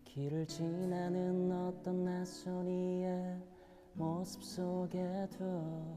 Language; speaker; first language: Korean; native; Korean